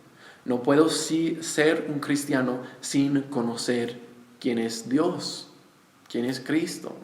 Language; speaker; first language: Spanish; non-native, fluent; English